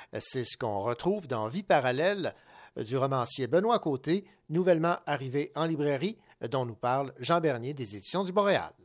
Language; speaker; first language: French; native; French